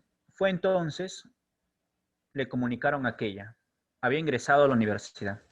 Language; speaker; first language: Spanish; native; Spanish